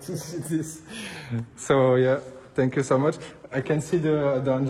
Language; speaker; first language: English; non-native, learner; French